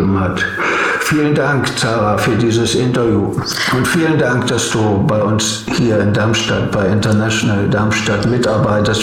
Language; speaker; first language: German; native; German